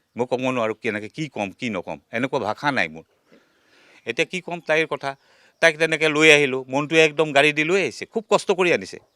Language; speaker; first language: Assamese; native; Assamese